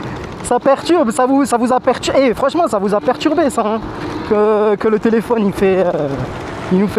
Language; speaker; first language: French; native; French